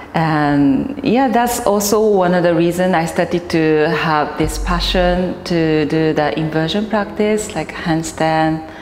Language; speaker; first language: English; non-native, fluent; Japanese